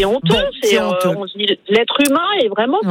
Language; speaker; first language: French; native; French